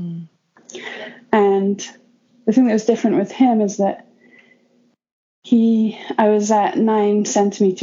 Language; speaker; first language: English; native; English